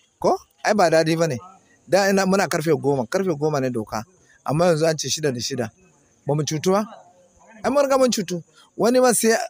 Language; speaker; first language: Hausa; non-native, local second language; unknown